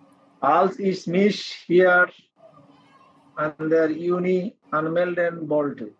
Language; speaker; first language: German; non-native, learner; Bangla